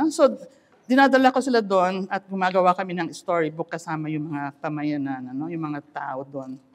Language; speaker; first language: Filipino; non-native, local second language; Iloko